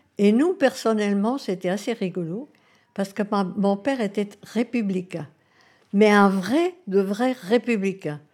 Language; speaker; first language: French; early bilingual, other home language; Spanish